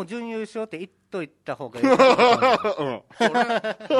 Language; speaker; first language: Japanese; native; Japanese